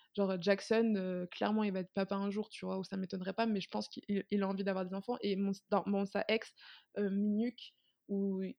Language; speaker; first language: French; native; French